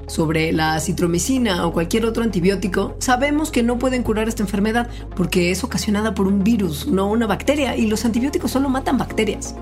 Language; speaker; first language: Spanish; native; Spanish